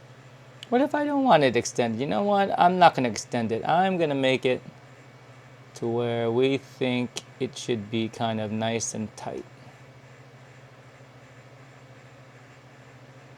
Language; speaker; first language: English; native; English